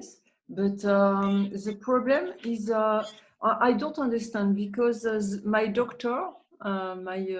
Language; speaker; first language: English; non-native, learner; French